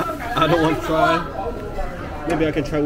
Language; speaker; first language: English; non-native, learner; Chinese